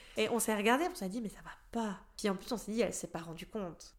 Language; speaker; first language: French; native; French